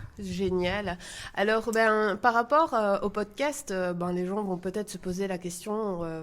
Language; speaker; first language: French; native; French